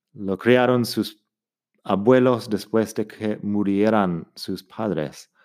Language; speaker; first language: Spanish; non-native, fluent; English